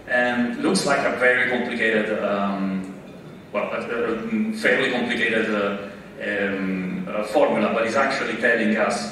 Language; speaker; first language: English; non-native, fluent; Italian